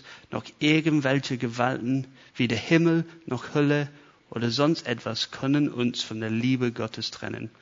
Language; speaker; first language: German; non-native, fluent; English